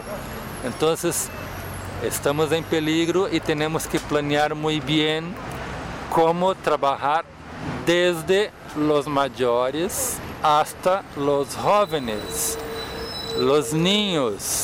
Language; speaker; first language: Spanish; non-native, fluent; Portuguese